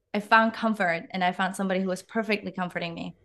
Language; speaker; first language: English; non-native, fluent; Czech